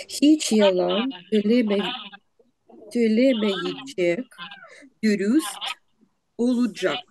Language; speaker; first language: Turkish; non-native, learner; Ukrainian